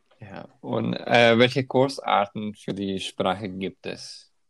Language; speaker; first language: German; non-native, fluent; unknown